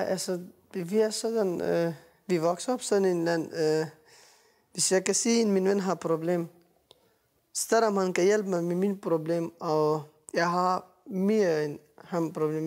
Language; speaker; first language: Danish; non-native, learner; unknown